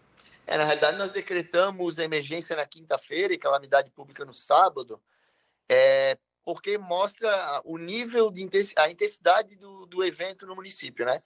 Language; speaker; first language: Portuguese; native; Portuguese